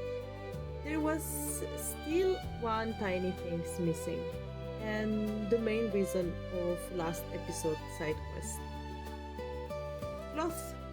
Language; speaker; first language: English; non-native, fluent; Spanish